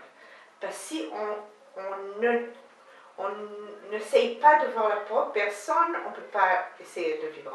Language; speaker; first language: French; non-native, learner; Hebrew